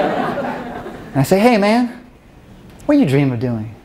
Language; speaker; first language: English; native; English